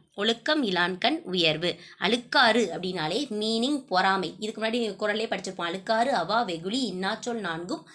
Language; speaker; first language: Tamil; native; Tamil